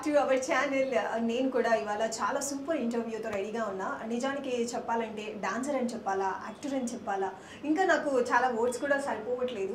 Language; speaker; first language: Telugu; native; Telugu